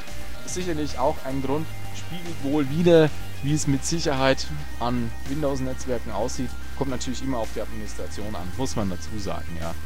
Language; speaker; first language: German; native; German